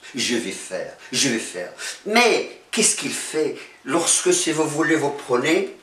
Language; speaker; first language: French; non-native, local second language; Arabic